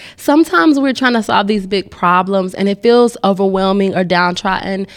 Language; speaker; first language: English; native; English